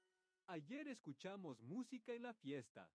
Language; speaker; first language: Spanish; non-native, learner; Czech